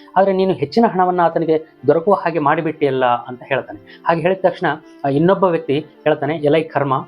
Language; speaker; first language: Kannada; native; Kannada